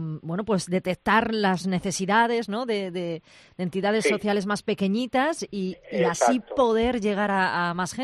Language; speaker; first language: Spanish; native; Spanish